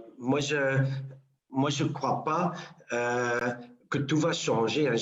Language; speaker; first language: French; non-native, local second language; Dutch